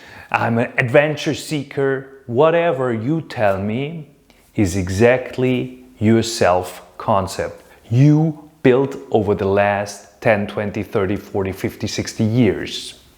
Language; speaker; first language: English; non-native, fluent; German